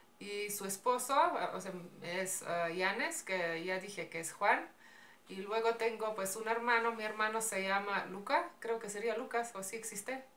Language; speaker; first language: Spanish; non-native, fluent; Slovenian